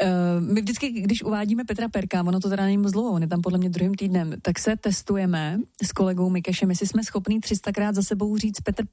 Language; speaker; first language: Czech; native; Czech